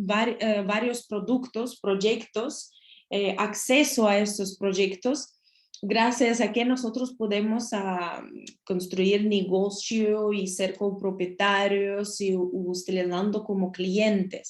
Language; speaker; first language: Spanish; non-native, learner; Russian